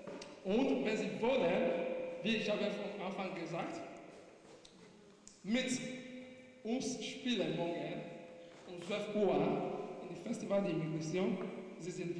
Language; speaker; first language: German; non-native, learner; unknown